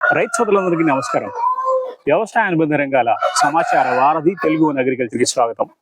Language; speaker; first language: Telugu; native; Telugu